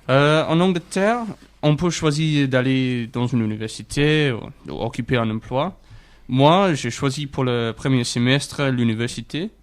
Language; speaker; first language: French; non-native, fluent; English